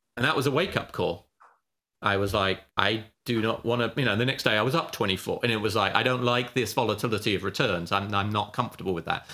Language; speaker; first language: English; native; English